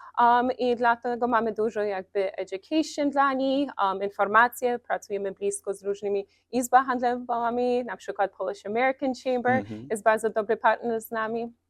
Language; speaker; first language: Polish; early bilingual, heritage; Polish